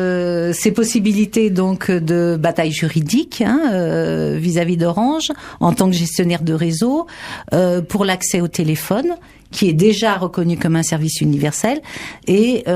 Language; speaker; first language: French; native; French